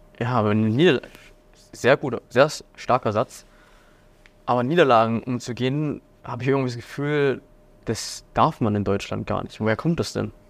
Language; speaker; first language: German; early bilingual, other home language; Vietnamese